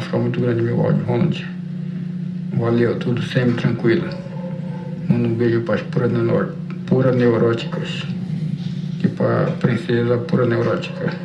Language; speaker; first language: Portuguese; native; Portuguese